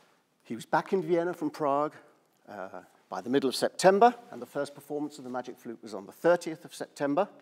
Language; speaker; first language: English; native; English